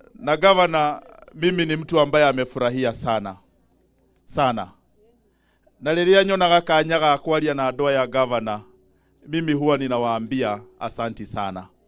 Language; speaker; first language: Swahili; non-native, local second language; Kikuyu